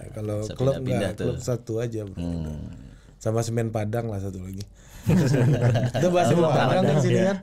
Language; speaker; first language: Indonesian; non-native, local second language; Minangkabau